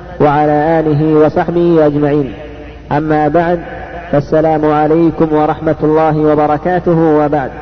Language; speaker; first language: Arabic; native; Arabic